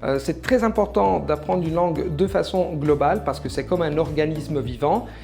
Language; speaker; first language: French; non-native, fluent; Italian